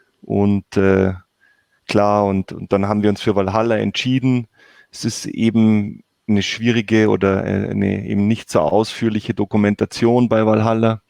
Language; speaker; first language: German; native; German